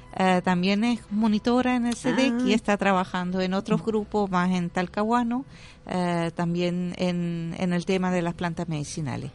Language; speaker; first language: Spanish; non-native, fluent; German